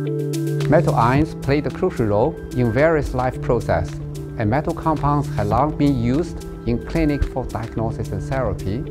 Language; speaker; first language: English; non-native, fluent; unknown